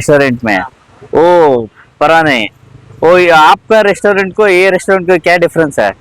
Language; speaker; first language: Hindi; non-native, local second language; Kannada